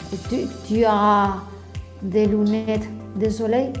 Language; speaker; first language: French; non-native, learner; Spanish